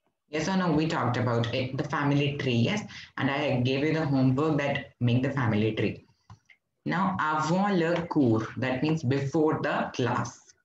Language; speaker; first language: English; non-native, local second language; Hindi